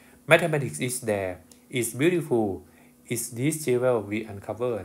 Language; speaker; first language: English; non-native, fluent; Thai